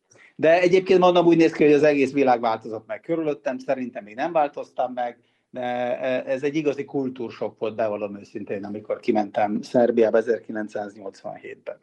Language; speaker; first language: Hungarian; non-native, local second language; Serbian